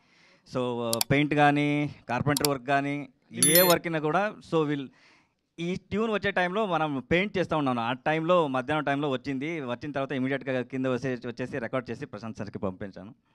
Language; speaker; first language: Telugu; non-native, learner; Kannada